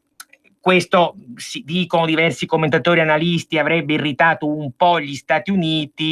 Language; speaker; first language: Italian; native; Italian